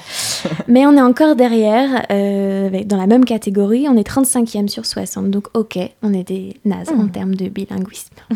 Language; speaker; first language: French; native; French